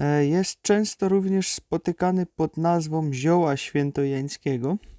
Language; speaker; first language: Polish; native; Polish